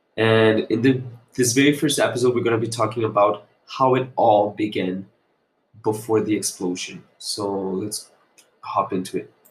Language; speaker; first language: English; non-native, fluent; Portuguese